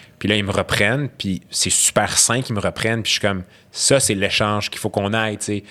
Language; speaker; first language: French; early bilingual, other home language; Arabic